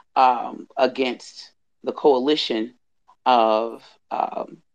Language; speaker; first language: English; native; English